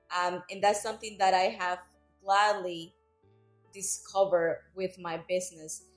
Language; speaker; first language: English; non-native, fluent; Spanish